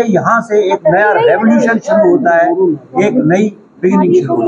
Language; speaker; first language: Hindi; native; Hindi